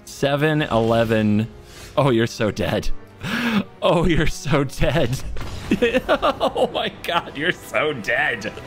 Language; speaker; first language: English; native; English